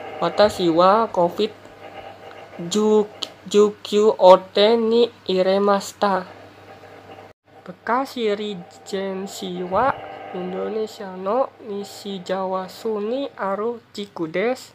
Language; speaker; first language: Japanese; non-native, learner; Indonesian